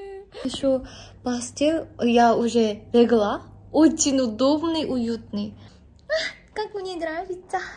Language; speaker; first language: Russian; non-native, learner; Korean